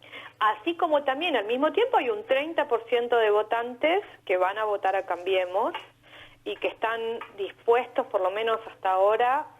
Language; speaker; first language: Spanish; native; Spanish